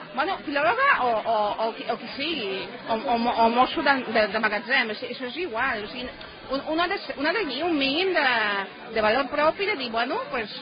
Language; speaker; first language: Catalan; non-native, fluent; Polish